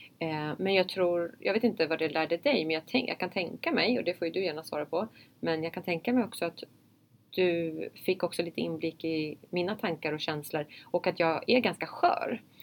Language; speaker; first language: Swedish; early bilingual, other home language; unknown